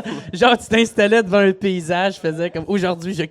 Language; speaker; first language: French; native; French